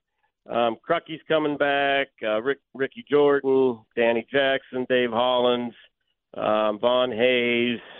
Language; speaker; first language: English; native; English